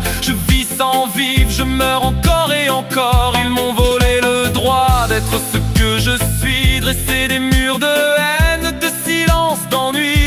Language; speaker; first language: French; native; French